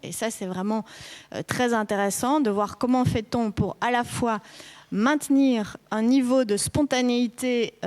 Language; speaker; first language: French; native; French